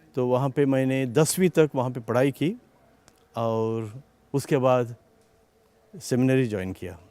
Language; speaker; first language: Hindi; non-native, local second language; Konkani